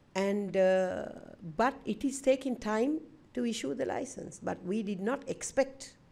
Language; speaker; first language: English; non-native, local second language; Sinhala